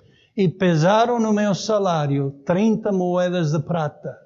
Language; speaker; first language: Portuguese; native; Portuguese